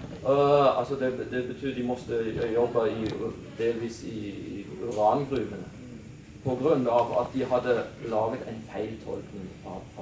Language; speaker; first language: Norwegian; non-native, fluent; German